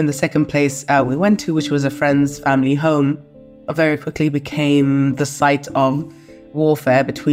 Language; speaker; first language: English; native; English